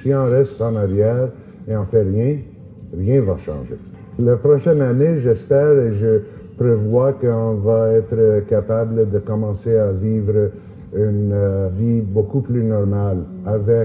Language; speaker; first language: French; non-native, local second language; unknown